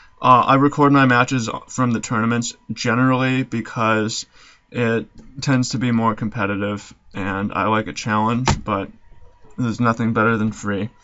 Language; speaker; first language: English; native; English